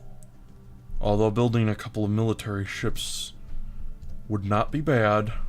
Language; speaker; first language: English; native; English